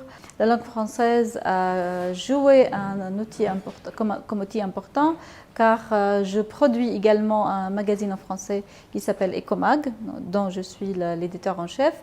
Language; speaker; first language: French; non-native, fluent; Arabic